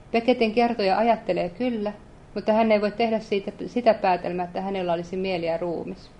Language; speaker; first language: Finnish; native; Finnish